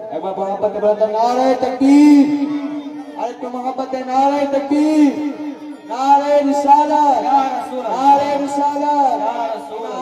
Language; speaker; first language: Bangla; non-native, local second language; Urdu